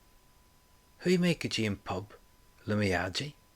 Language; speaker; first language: Irish; non-native, local second language; English